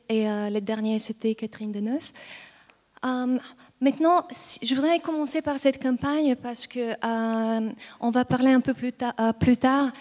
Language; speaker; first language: French; non-native, fluent; Bulgarian